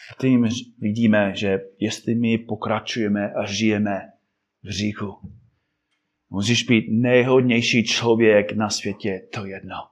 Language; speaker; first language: Czech; non-native, fluent; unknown